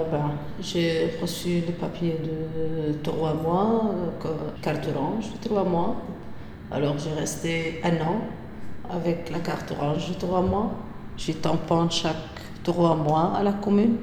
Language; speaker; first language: French; non-native, local second language; Arabic